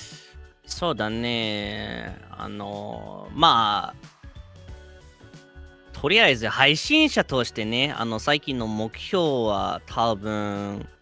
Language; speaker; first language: Japanese; non-native, fluent; English